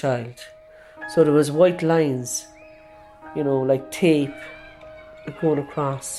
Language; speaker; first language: English; native; English